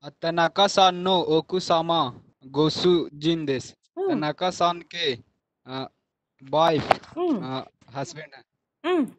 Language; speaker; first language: Japanese; non-native, learner; Hindi